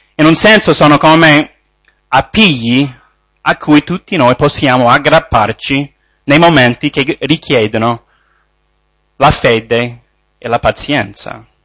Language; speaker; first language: Italian; non-native, fluent; English